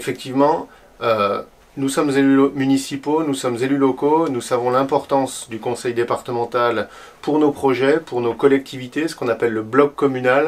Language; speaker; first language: French; native; French